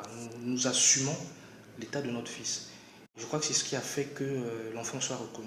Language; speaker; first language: French; non-native, local second language; Lingala